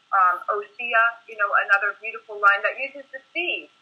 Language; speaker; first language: English; native; English